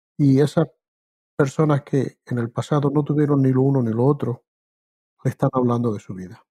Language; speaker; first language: Spanish; native; Spanish